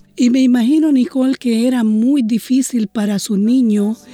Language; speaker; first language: Spanish; non-native, fluent; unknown